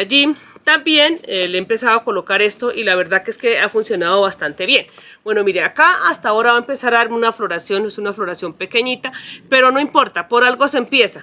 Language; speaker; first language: Spanish; native; Spanish